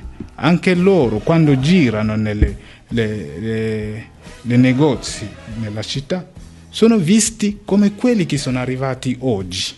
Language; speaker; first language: Italian; non-native, fluent; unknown